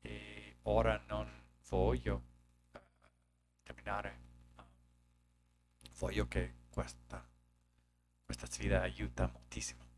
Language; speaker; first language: Italian; non-native, learner; English